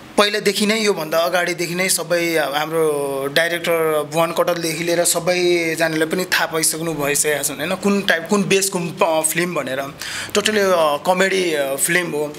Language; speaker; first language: Nepali; non-native, local second language; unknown